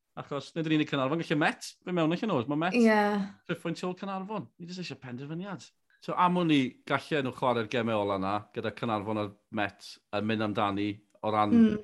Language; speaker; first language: Welsh; native; Welsh